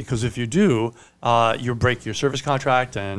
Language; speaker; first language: English; non-native, fluent; Italian